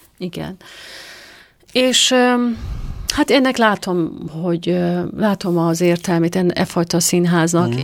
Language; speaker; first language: Hungarian; non-native, fluent; Persian